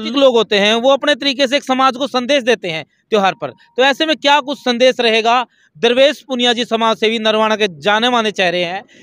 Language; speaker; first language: Hindi; native; Hindi